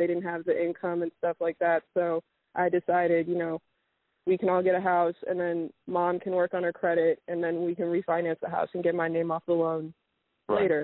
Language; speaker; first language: English; native; English